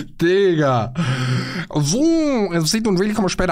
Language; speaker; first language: German; native; German